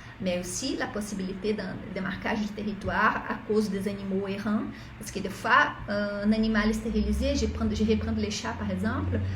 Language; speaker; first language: French; non-native, fluent; Portuguese